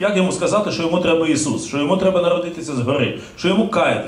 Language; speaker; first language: Ukrainian; native; Ukrainian